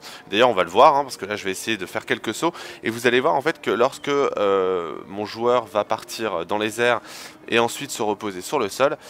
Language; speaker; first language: French; native; French